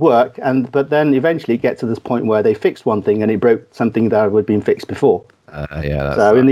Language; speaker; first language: English; native; English